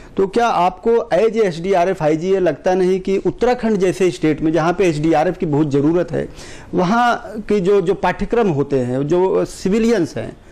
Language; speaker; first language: Hindi; native; Hindi